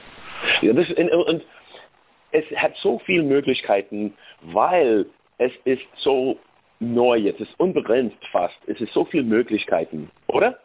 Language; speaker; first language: German; non-native, learner; English